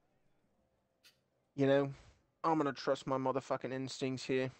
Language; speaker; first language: English; native; English